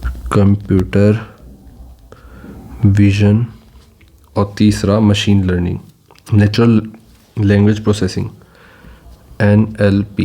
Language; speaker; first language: Hindi; native; Hindi